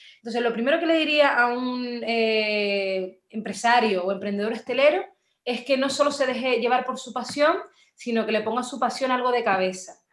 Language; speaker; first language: Spanish; native; Spanish